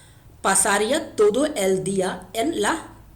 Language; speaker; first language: Spanish; non-native, learner; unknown